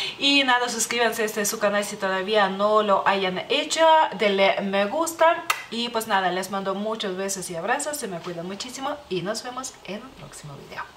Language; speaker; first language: Spanish; non-native, fluent; Lithuanian